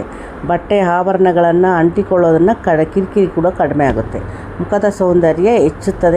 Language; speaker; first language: Kannada; native; Kannada